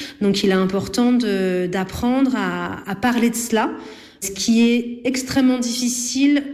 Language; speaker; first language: French; native; French